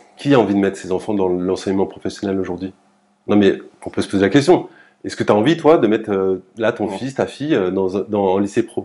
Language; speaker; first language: French; native; French